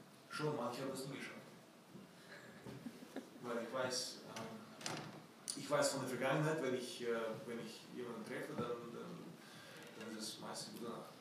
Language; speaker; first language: German; non-native, fluent; Ukrainian